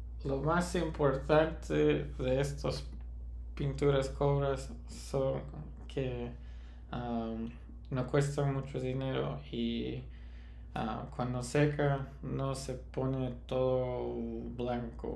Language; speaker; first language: Spanish; early bilingual, heritage; Spanish